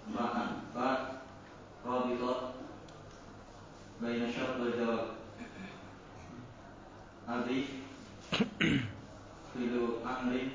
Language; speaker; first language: Arabic; non-native, learner; Indonesian